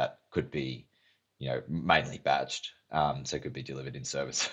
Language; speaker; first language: English; native; English